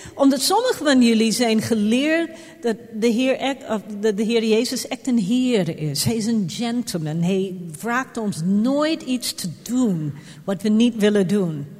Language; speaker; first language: Dutch; non-native, fluent; English